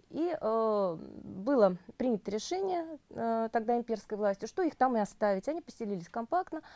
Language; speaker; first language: Russian; native; Russian